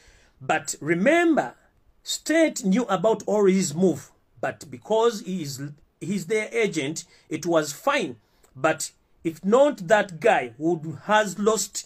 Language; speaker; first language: English; non-native, local second language; Ganda